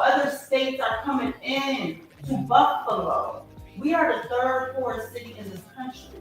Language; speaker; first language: English; native; English